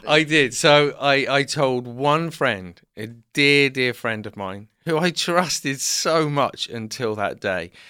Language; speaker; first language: English; native; English